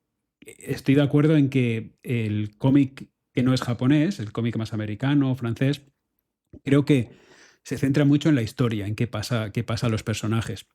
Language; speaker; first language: Spanish; native; Spanish